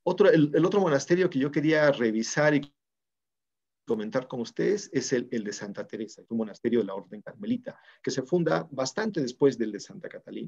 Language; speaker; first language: Spanish; native; Spanish